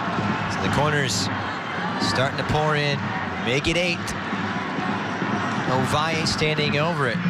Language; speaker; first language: English; native; English